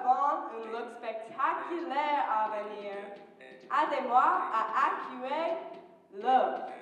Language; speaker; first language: French; non-native, learner; English